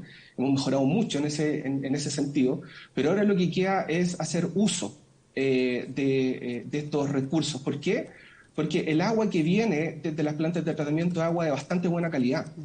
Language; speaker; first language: Spanish; native; Spanish